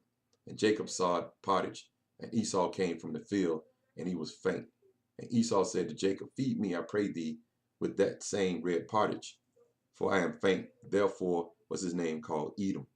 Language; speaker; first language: English; native; English